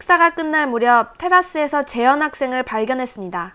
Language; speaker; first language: Korean; native; Korean